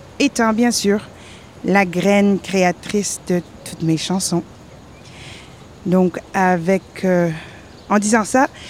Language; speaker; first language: French; native; French